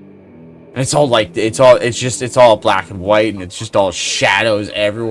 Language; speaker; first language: English; native; English